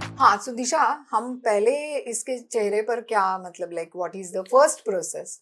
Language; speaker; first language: Hindi; non-native, local second language; Marathi